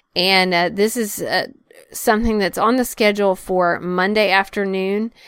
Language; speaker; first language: English; native; English